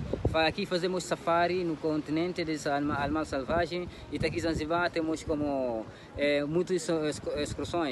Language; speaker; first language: Portuguese; non-native, learner; Swahili